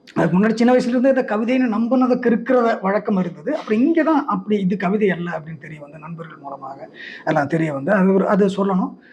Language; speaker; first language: Tamil; non-native, local second language; Malayalam